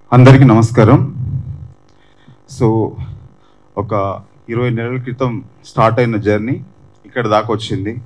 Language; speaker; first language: Telugu; native; Telugu